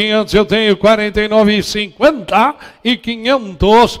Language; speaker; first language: Portuguese; native; Portuguese